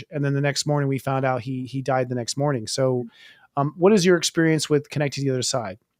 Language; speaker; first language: English; native; English